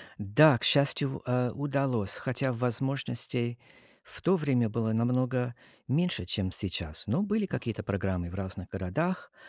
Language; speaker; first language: Russian; non-native, fluent; English